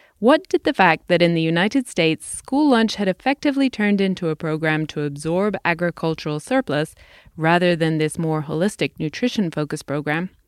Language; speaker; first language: English; native; English